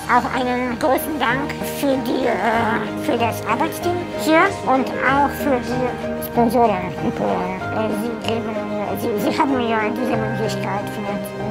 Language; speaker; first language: German; non-native, fluent; Polish